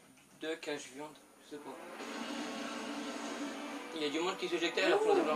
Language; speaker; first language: French; native; French